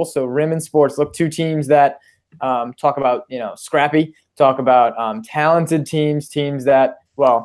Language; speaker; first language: English; native; English